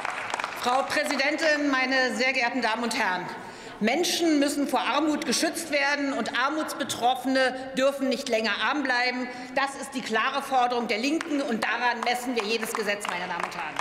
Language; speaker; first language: German; native; German